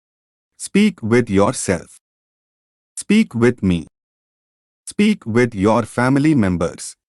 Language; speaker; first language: English; non-native, fluent; Hindi